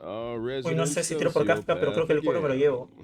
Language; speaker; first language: Spanish; native; Spanish